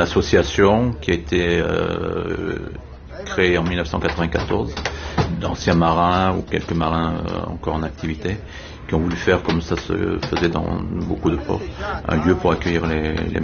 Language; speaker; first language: French; native; French